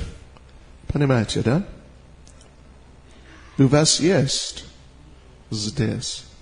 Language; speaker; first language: Russian; non-native, learner; English